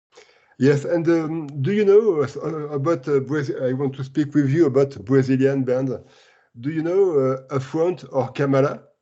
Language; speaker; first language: English; non-native, learner; French